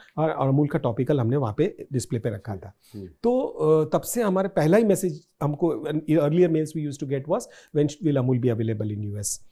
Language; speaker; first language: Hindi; non-native, local second language; Gujarati